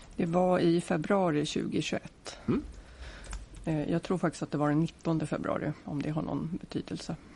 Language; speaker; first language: Swedish; native; Swedish